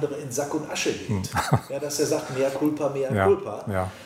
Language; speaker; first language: German; native; German